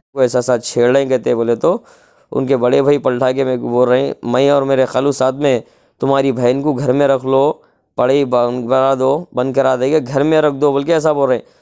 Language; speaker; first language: Hindi; non-native, local second language; Urdu